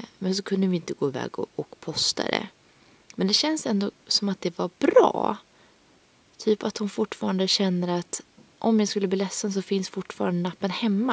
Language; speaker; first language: Swedish; native; Swedish